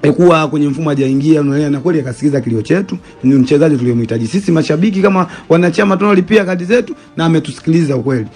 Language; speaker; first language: Swahili; native; Swahili